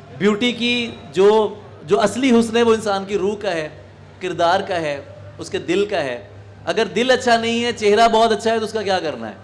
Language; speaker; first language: Urdu; non-native, local second language; Punjabi